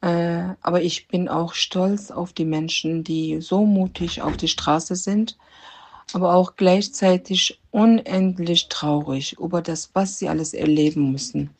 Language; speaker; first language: German; non-native, fluent; Persian